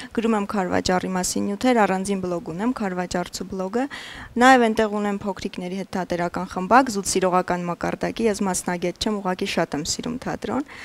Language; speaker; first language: Armenian; native; Armenian